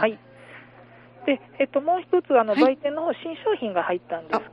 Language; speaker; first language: Japanese; native; Japanese